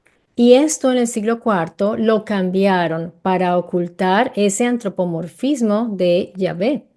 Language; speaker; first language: Spanish; native; Spanish